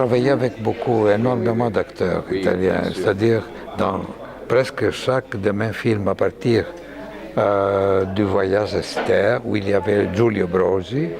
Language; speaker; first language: French; non-native, fluent; Greek